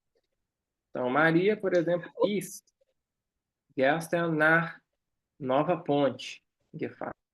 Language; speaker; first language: German; non-native, fluent; Portuguese